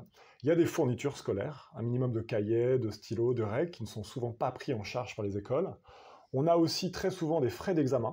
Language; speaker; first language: French; native; French